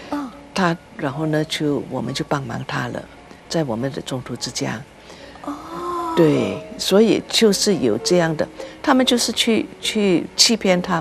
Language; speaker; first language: Chinese; early bilingual, heritage; Chinese